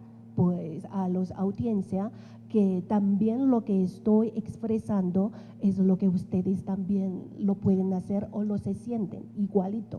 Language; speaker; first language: Spanish; non-native, fluent; Chinese